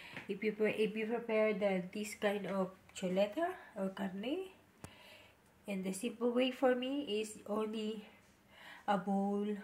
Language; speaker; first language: English; non-native, local second language; Filipino